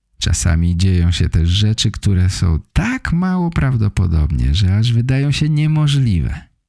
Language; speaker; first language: Polish; native; Polish